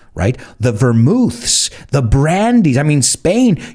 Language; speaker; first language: English; early bilingual, other home language; Spanish